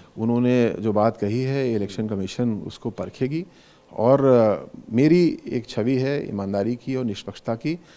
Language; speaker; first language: Hindi; native; Hindi